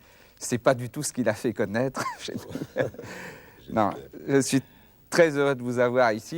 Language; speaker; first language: French; native; French